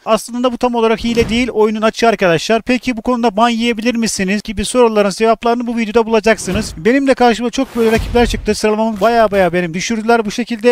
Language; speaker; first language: Turkish; native; Turkish